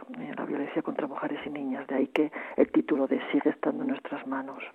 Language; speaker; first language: Spanish; native; Spanish